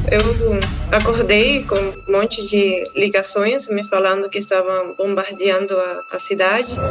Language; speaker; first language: Portuguese; non-native, fluent; Spanish